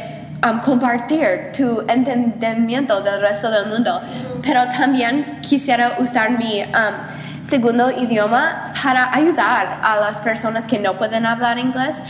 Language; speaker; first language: Spanish; non-native, learner; English